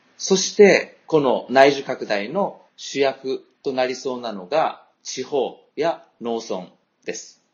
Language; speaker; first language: Japanese; native; Japanese